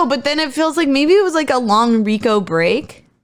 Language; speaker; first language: English; native; English